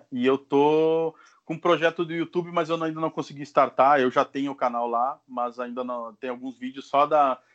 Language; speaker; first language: Portuguese; native; Portuguese